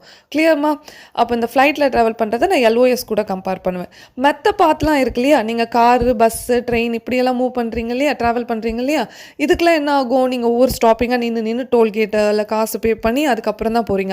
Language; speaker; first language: Tamil; native; Tamil